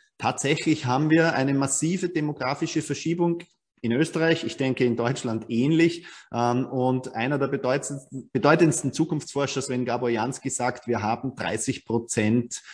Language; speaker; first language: German; native; German